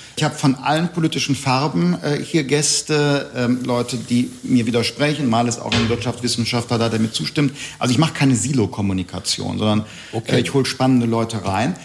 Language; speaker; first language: German; native; German